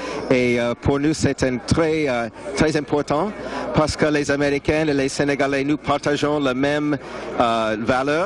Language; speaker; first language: French; non-native, fluent; English